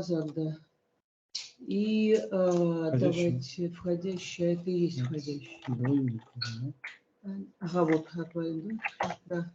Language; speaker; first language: Russian; native; Russian